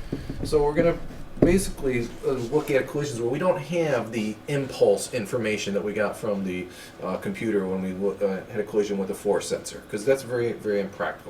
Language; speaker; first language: English; native; English